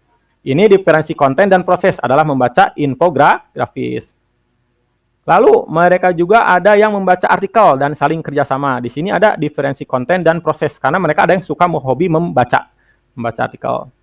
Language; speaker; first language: Indonesian; non-native, local second language; Sundanese